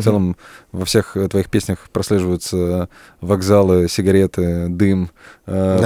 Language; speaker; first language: Russian; native; Russian